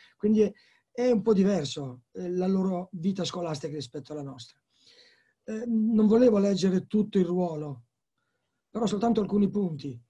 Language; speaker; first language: Italian; native; Italian